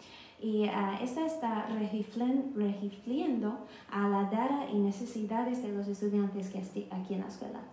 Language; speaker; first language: Spanish; non-native, learner; English